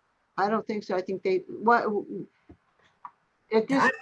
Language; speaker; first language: English; native; English